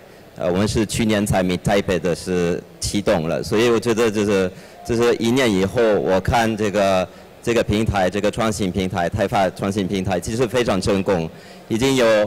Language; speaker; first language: Chinese; non-native, fluent; French